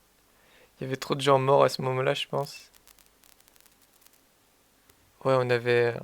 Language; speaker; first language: French; native; French